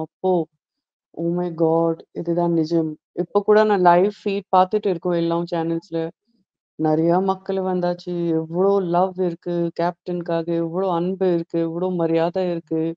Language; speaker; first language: Tamil; non-native, fluent; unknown